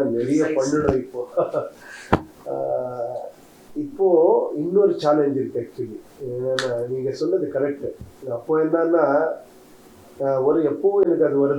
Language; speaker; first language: Tamil; non-native, learner; Kannada